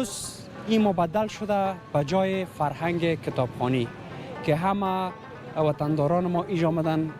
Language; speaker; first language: Persian; native; Persian